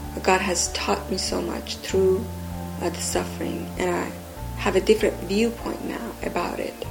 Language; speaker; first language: English; non-native, fluent; Persian